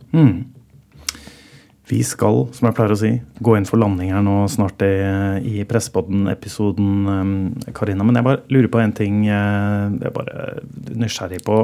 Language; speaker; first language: Norwegian; native; Norwegian